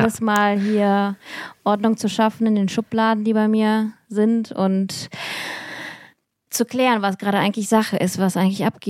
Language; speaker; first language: German; early bilingual, other home language; Russian